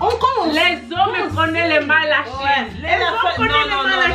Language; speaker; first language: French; early bilingual, heritage; French